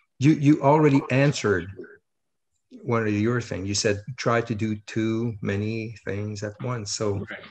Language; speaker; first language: English; non-native, fluent; French